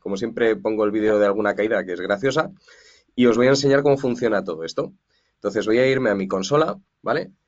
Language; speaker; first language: Spanish; native; Spanish